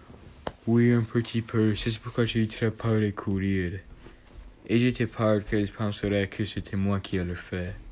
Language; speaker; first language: French; non-native, learner; English